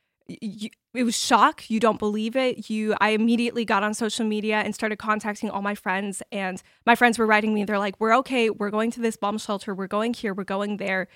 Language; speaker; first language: English; early bilingual, other home language; Ukrainian